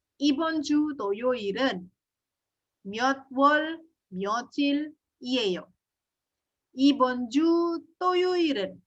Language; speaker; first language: Korean; non-native, fluent; Indonesian